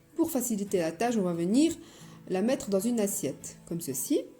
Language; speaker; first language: French; non-native, local second language; Arabic